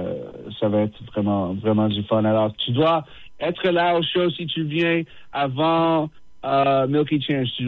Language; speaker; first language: French; non-native, local second language; English